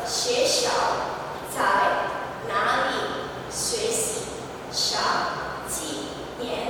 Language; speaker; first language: Chinese; non-native, learner; Indonesian